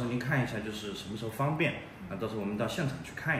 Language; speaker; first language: Chinese; native; Chinese